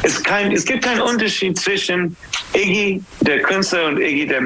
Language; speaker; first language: German; non-native, learner; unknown